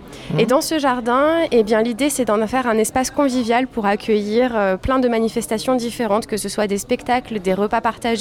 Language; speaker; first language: French; native; French